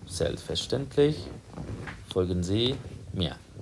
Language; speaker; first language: German; non-native, learner; Thai